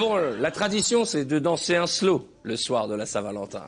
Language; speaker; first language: French; native; French